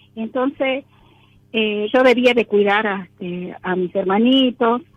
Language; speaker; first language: Spanish; native; Spanish